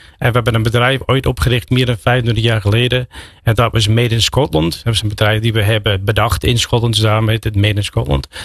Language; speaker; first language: Dutch; non-native, fluent; English